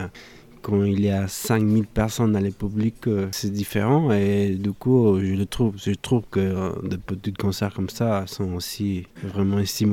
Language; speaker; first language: French; non-native, fluent; Spanish